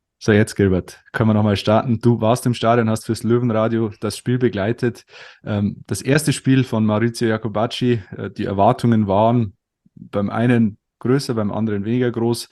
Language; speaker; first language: German; native; German